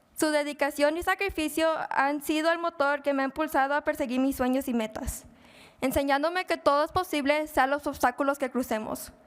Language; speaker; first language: Spanish; early bilingual, heritage; Spanish